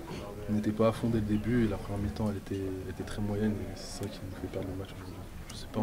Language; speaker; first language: French; native; French